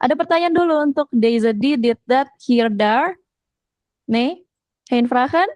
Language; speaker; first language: Dutch; non-native, fluent; Indonesian